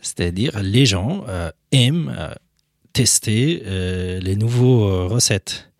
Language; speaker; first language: French; non-native, fluent; Persian